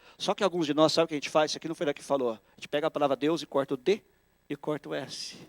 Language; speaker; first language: Portuguese; native; Portuguese